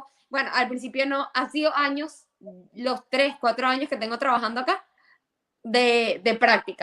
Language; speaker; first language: Spanish; native; Spanish